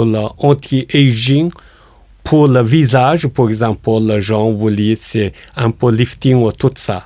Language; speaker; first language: French; non-native, learner; Chinese